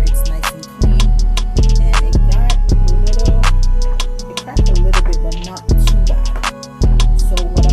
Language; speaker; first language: English; native; English